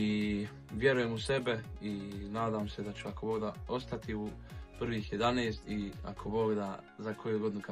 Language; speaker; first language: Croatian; early bilingual, heritage; Bosnian